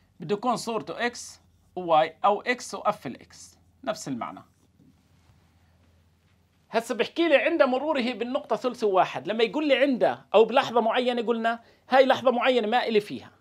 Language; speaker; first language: Arabic; native; Arabic